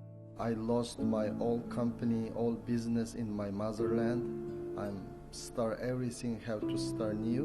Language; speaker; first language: English; non-native, learner; Uyghur